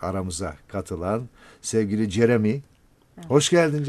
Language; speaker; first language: Turkish; native; Turkish